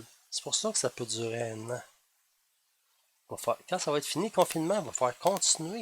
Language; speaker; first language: French; native; French